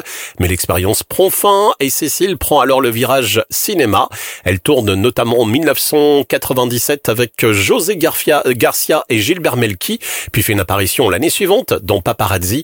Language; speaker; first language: French; native; French